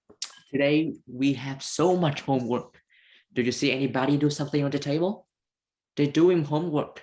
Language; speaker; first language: English; non-native, learner; Vietnamese